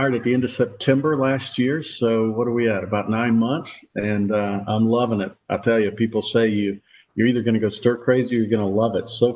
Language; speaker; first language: English; native; English